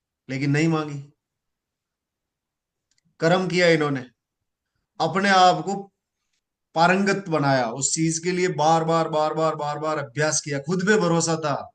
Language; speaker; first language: Hindi; native; Hindi